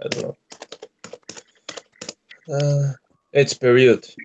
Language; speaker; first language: English; non-native, learner; Portuguese